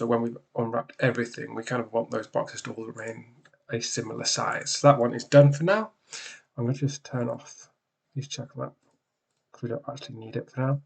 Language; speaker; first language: English; native; English